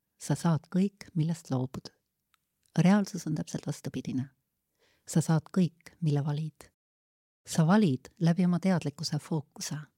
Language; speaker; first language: Estonian; native; Estonian